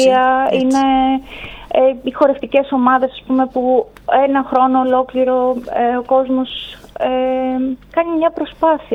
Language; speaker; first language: Greek; native; Greek